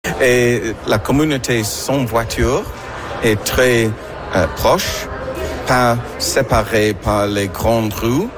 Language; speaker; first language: French; non-native, learner; English